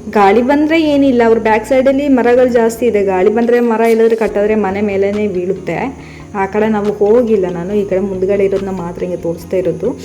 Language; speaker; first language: Kannada; native; Kannada